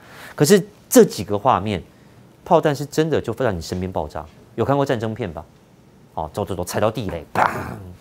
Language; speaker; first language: Chinese; native; Chinese